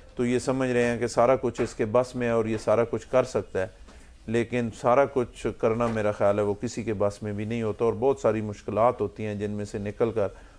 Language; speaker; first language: Urdu; non-native, local second language; Punjabi